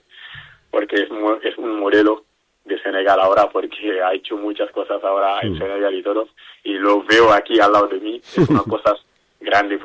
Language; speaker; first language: Spanish; non-native, learner; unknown